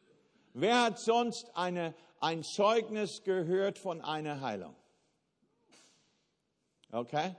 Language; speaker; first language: German; non-native, fluent; English